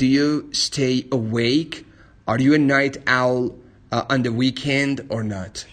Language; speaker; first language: English; non-native, fluent; Persian